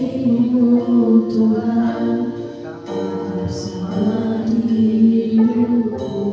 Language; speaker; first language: Indonesian; native; Indonesian